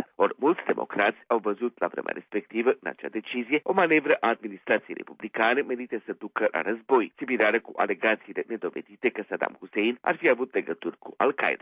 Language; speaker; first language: Romanian; native; Romanian